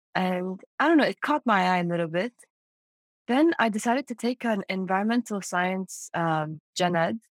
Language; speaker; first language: English; non-native, fluent; Arabic